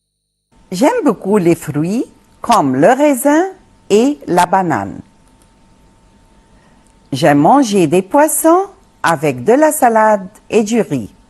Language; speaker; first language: French; non-native, fluent; Arabic